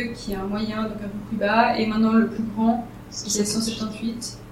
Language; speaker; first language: French; native; French